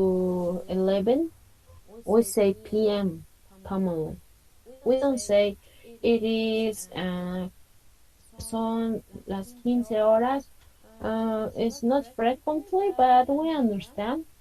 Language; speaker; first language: English; non-native, fluent; Spanish